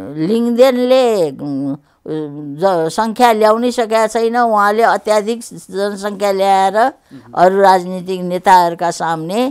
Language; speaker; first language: Nepali; native; Nepali